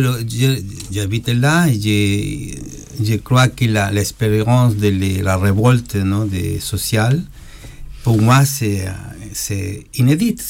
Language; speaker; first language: French; non-native, learner; Spanish